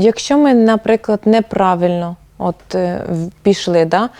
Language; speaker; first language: Ukrainian; native; Ukrainian